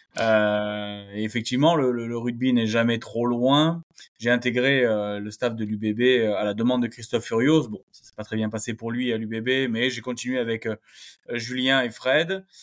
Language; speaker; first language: French; native; French